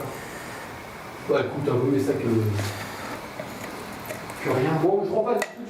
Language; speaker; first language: French; native; French